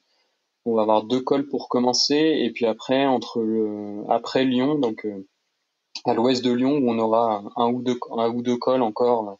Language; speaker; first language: French; native; French